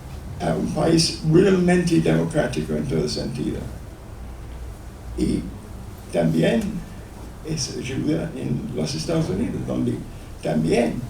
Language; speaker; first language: Spanish; non-native, fluent; English